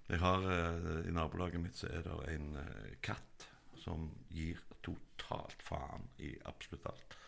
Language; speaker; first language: Norwegian; native; Norwegian